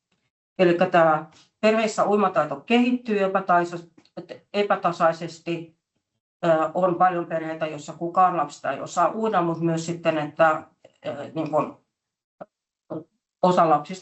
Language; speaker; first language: Finnish; native; Finnish